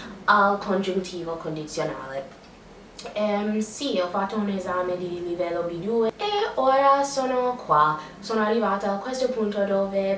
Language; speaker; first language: Italian; non-native, learner; English